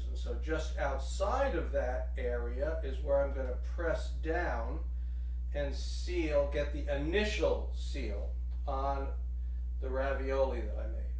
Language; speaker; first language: English; native; English